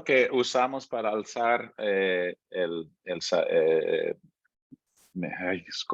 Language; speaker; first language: Spanish; non-native, fluent; English